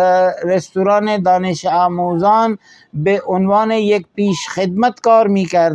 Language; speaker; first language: Persian; non-native, fluent; Urdu